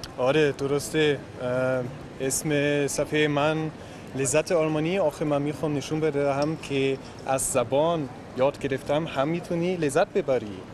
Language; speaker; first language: Persian; non-native, learner; German